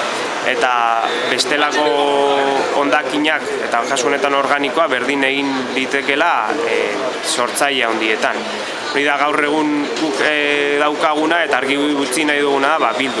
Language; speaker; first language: Basque; native; Basque